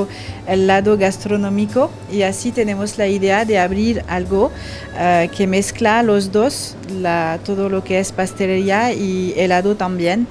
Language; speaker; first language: Spanish; non-native, learner; French